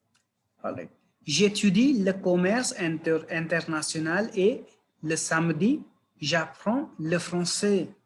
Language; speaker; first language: French; non-native, fluent; Hindi